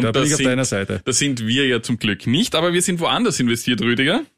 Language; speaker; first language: German; native; German